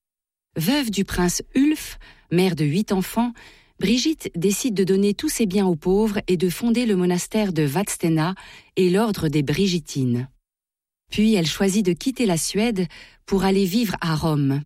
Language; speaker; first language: French; native; French